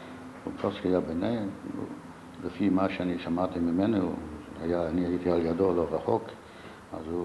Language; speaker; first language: Hebrew; non-native, fluent; Yiddish